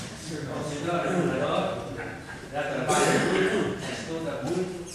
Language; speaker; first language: Portuguese; non-native, fluent; Chinese